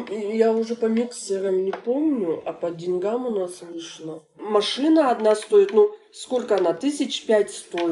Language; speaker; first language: Russian; native; Russian